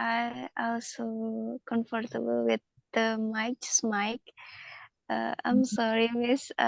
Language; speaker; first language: English; non-native, learner; Indonesian